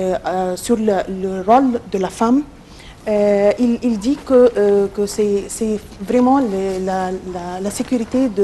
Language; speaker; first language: French; non-native, local second language; Arabic